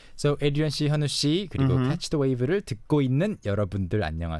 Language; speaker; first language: Korean; native; Korean